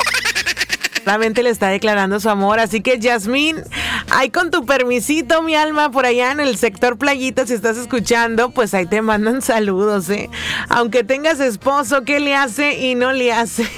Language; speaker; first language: Spanish; native; Spanish